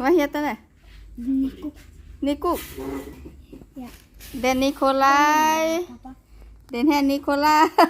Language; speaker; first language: Swedish; non-native, learner; Thai